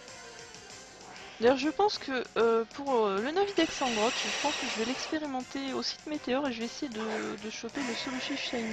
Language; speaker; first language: French; native; French